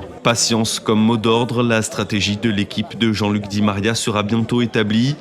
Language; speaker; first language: French; native; French